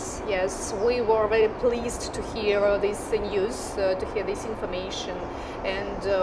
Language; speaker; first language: English; non-native, fluent; Russian